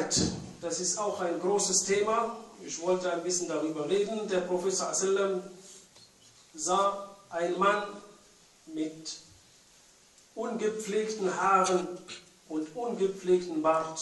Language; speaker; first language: German; non-native, fluent; Arabic